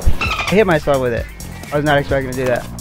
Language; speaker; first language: English; native; English